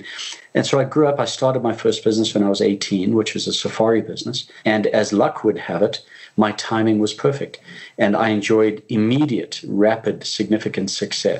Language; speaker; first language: English; native; English